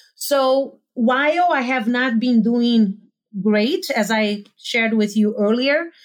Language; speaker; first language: English; non-native, fluent; Portuguese